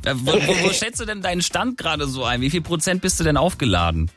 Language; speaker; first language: German; native; German